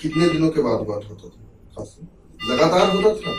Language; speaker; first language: Hindi; native; Hindi